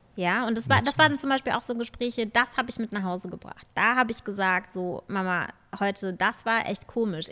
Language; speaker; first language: German; native; German